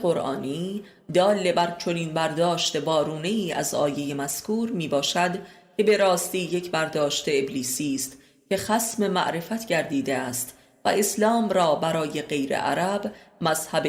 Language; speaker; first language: Persian; native; Persian